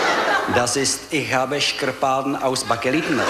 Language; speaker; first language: German; non-native, learner; Czech